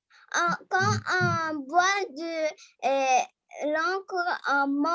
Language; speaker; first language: French; non-native, learner; Arabic